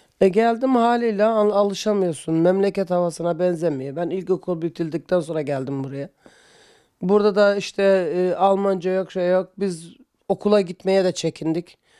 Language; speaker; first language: Turkish; native; Turkish